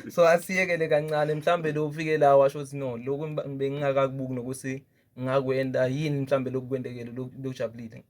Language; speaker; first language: Zulu; native; Zulu